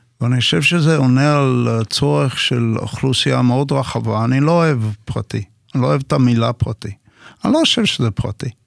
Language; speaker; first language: Hebrew; non-native, fluent; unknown